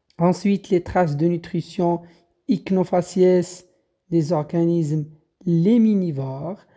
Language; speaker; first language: French; non-native, local second language; Arabic